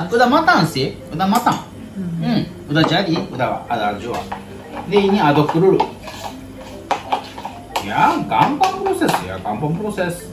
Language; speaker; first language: Indonesian; non-native, learner; Japanese